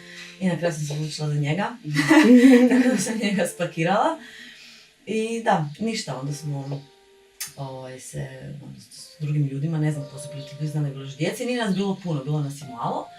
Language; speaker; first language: Bosnian; native; Bosnian